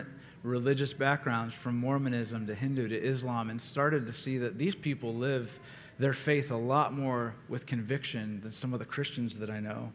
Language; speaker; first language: English; native; English